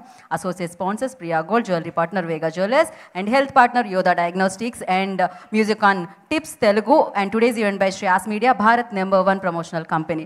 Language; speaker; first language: Telugu; native; Telugu